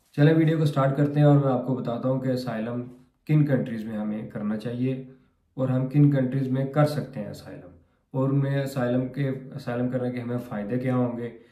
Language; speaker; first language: Urdu; non-native, local second language; Punjabi